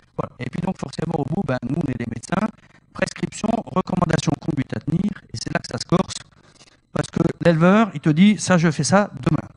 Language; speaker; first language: French; native; French